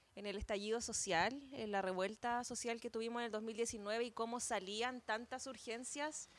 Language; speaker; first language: Spanish; native; Spanish